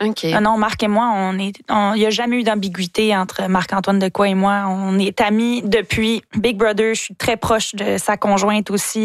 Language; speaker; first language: French; native; French